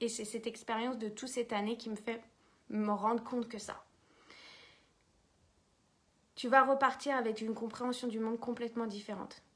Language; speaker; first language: French; native; French